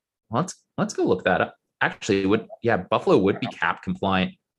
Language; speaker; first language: English; native; English